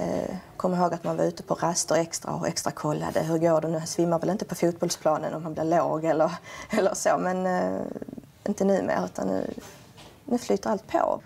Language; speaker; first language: Swedish; native; Swedish